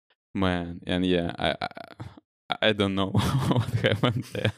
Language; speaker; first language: English; non-native, fluent; Russian